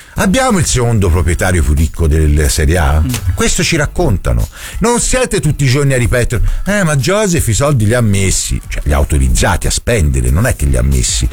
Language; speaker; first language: Italian; native; Italian